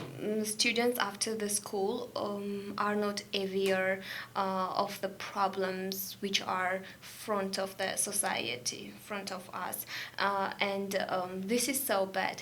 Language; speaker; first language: English; non-native, learner; Georgian